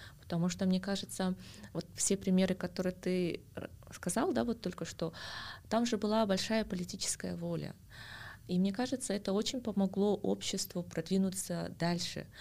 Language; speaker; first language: Russian; non-native, local second language; Kazakh